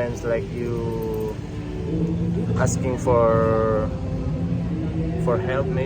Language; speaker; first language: English; non-native, fluent; Indonesian